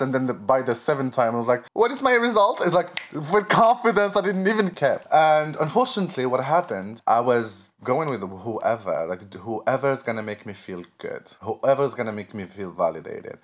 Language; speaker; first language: English; non-native, fluent; Arabic